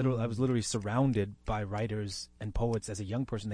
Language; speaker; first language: English; native; English